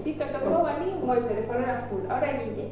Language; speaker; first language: Spanish; native; Spanish